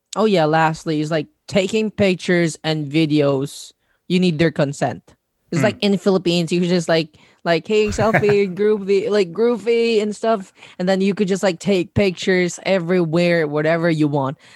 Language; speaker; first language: English; non-native, local second language; Cebuano